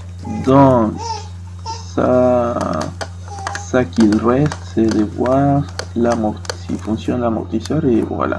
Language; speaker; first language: French; non-native, fluent; Spanish